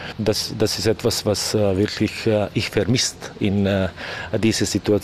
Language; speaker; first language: German; non-native, learner; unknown